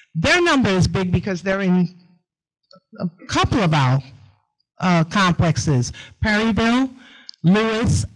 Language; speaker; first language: English; native; English